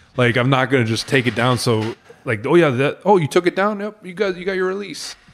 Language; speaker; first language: English; native; English